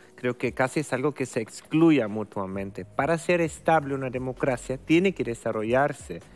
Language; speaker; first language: Spanish; non-native, fluent; German